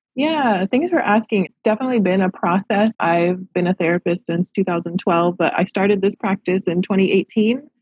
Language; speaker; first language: English; native; English